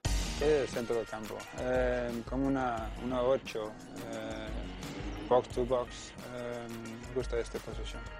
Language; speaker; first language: Spanish; non-native, learner; Danish